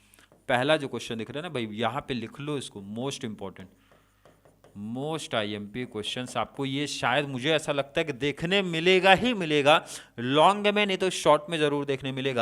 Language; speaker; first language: Hindi; native; Hindi